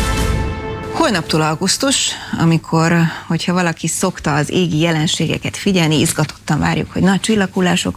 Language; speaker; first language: Hungarian; native; Hungarian